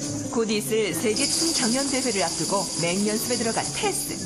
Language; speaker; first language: Korean; native; Korean